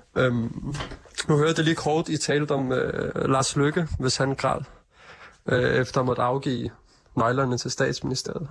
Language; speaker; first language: Danish; early bilingual, other home language; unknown